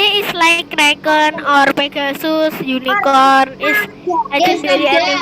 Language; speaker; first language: English; non-native, learner; Indonesian